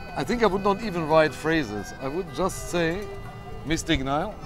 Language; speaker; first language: English; non-native, fluent; German